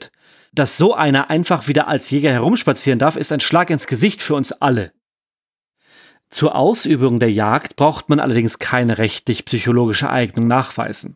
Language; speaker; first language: German; native; German